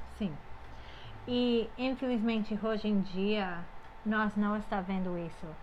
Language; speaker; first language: Portuguese; non-native, fluent; English